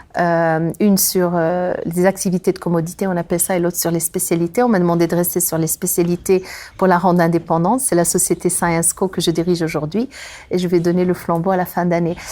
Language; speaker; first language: French; non-native, local second language; Arabic